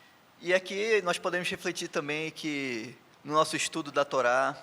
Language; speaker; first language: Portuguese; native; Portuguese